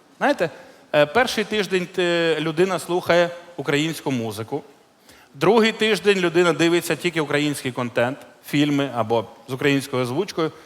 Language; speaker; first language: Ukrainian; non-native, local second language; Russian